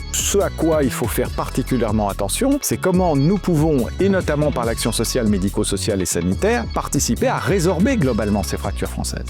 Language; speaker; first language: French; native; French